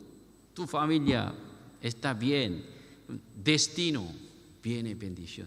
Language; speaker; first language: Spanish; non-native, learner; Korean